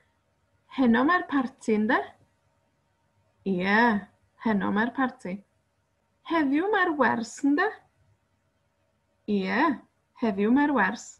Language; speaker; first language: Welsh; non-native, fluent; Spanish